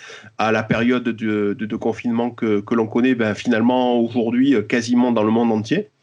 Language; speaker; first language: French; native; French